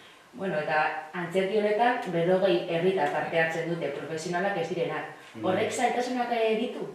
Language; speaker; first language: Basque; native; Basque